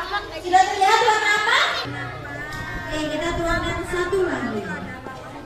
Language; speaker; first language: Indonesian; native; Indonesian